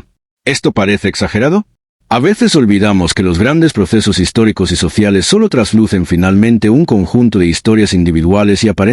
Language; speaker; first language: Spanish; native; Spanish